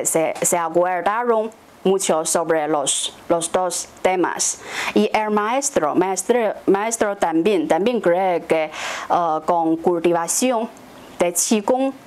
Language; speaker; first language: Spanish; non-native, fluent; Chinese